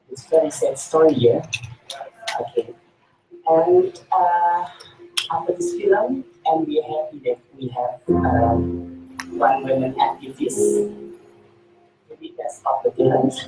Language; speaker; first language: English; non-native, learner; Indonesian